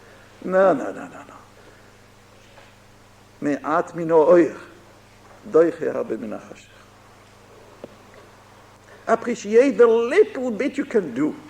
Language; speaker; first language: English; non-native, fluent; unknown